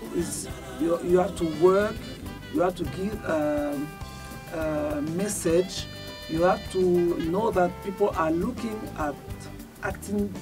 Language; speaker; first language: English; non-native, local second language; Duala